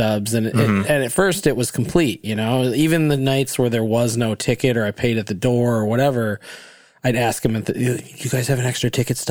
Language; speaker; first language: English; native; English